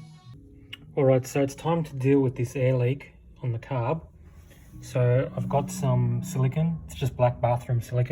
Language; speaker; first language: English; native; English